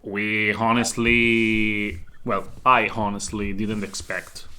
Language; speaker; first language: English; non-native, fluent; Italian